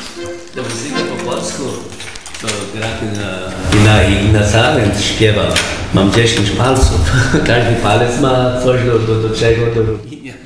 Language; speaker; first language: Polish; early bilingual, heritage; Polish